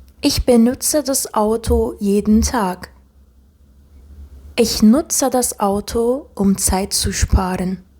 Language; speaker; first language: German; non-native, fluent; Turkish